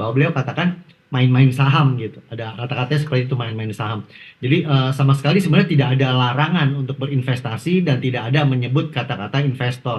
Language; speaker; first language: Indonesian; native; Indonesian